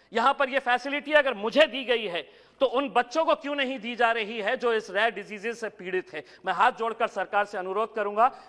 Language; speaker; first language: Hindi; non-native, local second language; Urdu